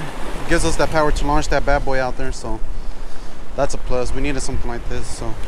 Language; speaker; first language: English; native; English